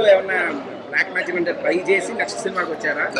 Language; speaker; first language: Telugu; native; Telugu